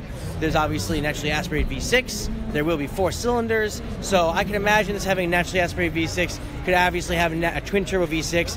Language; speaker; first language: English; native; English